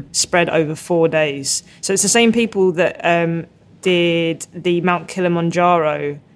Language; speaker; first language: English; native; English